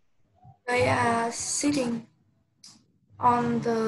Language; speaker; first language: English; non-native, learner; Vietnamese